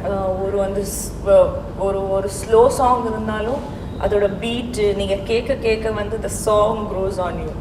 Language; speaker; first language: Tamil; non-native, local second language; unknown